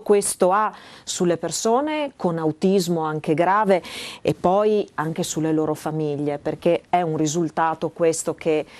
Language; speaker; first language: Italian; native; Italian